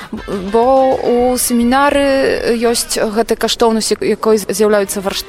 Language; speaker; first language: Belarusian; non-native, fluent; Polish